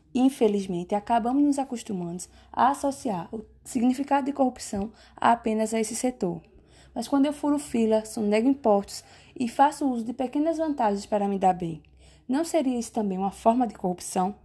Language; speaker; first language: Portuguese; native; Portuguese